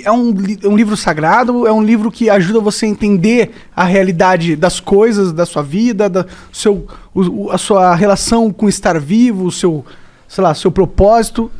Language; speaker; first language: Portuguese; native; Portuguese